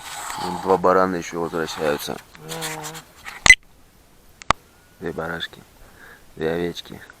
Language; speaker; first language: Russian; native; Russian